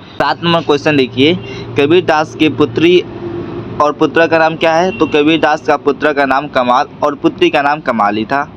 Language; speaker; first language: Hindi; non-native, local second language; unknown